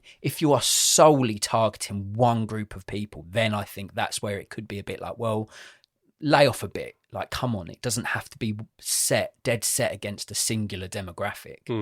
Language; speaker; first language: English; native; English